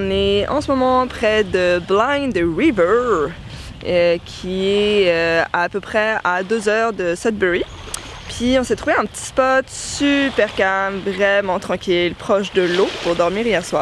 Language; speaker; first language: French; native; French